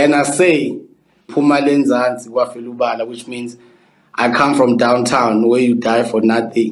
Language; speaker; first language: English; non-native, local second language; Zulu